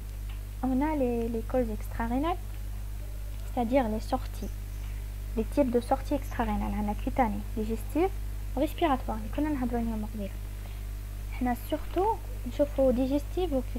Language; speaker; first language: French; non-native, local second language; Arabic